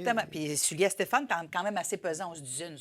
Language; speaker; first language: French; native; French